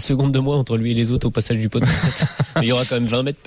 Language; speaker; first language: French; native; French